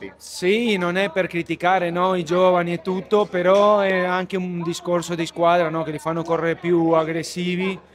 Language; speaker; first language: Italian; non-native, fluent; Spanish